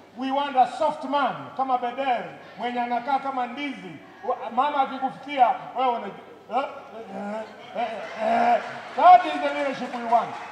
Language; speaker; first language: Swahili; non-native, local second language; Luyia